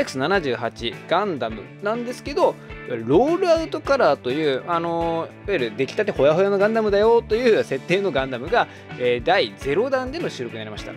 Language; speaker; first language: Japanese; native; Japanese